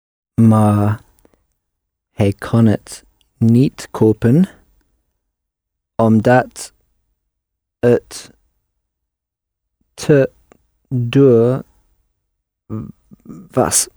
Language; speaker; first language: Dutch; non-native, learner; English